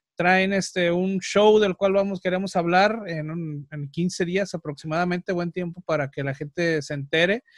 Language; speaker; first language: Spanish; native; Spanish